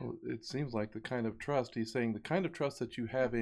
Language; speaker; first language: English; native; English